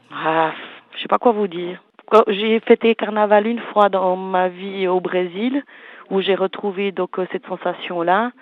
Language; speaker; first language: French; early bilingual, other home language; Portuguese